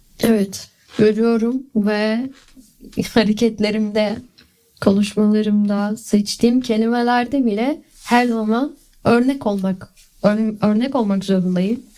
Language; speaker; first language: Turkish; early bilingual, heritage; Turkish